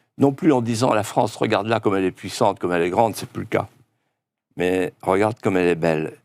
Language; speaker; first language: French; non-native, local second language; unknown